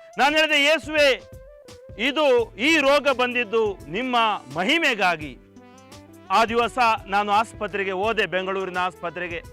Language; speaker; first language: Kannada; native; Kannada